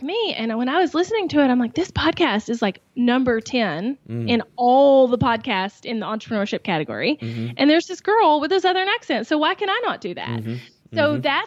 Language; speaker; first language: English; native; English